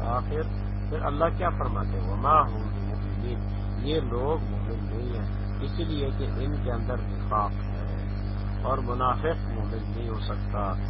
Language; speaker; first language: Urdu; non-native, local second language; Pashto